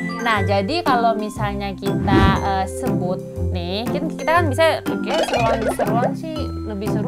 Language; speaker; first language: Indonesian; non-native, fluent; Korean